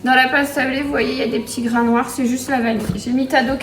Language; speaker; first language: French; native; French